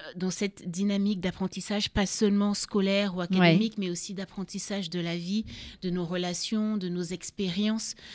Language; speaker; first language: French; native; French